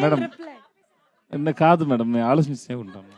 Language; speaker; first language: Telugu; non-native, learner; Tamil